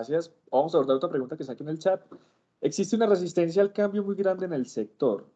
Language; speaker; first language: Spanish; native; Spanish